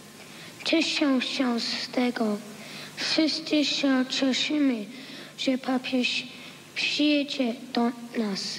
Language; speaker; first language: Polish; early bilingual, heritage; Polish